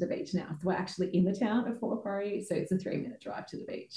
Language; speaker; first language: English; native; English